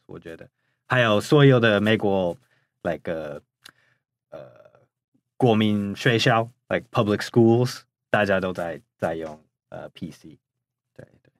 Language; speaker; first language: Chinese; non-native, fluent; English